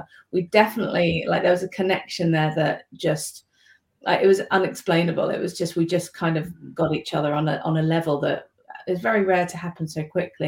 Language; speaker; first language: English; native; English